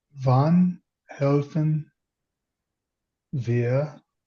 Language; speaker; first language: German; non-native, learner; English